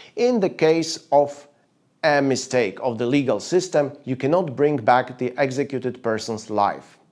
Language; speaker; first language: English; non-native, fluent; Polish